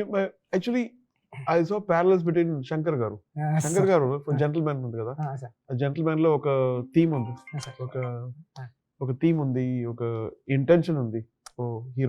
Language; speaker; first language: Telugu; non-native, learner; Tamil